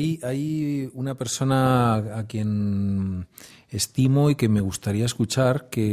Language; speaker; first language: Spanish; native; Spanish